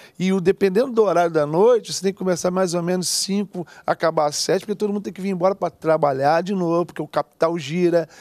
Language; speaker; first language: Portuguese; native; Portuguese